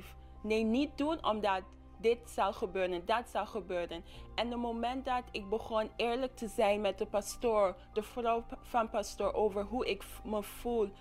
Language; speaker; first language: Dutch; non-native, local second language; English